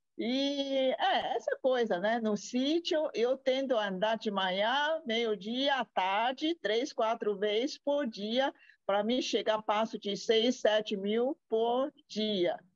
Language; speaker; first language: Portuguese; non-native, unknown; Chinese